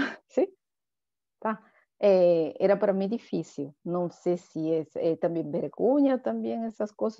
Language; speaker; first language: Portuguese; non-native, learner; Spanish